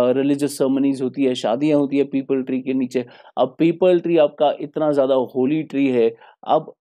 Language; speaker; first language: Hindi; non-native, local second language; Kashmiri